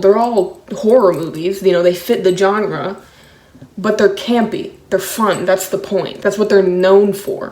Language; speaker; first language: English; native; English